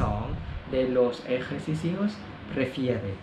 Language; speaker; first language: Spanish; non-native, learner; Thai